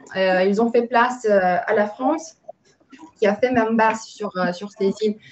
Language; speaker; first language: French; non-native, fluent; Romanian